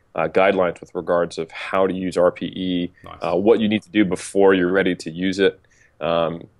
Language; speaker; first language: English; native; English